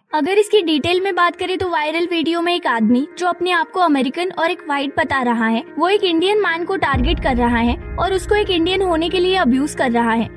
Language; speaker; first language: Hindi; native; Hindi